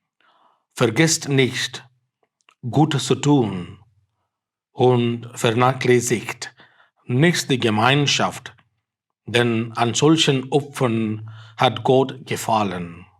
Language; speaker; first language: German; non-native, fluent; Tamil